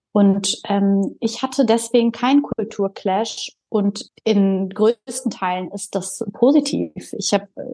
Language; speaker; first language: German; early bilingual, other home language; Bulgarian